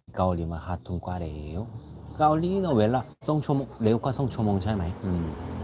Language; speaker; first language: Thai; non-native, learner; Korean